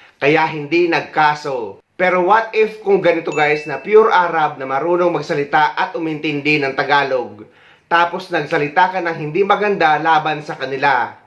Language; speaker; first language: Filipino; native; Filipino